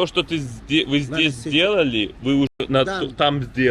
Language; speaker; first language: Russian; non-native, fluent; English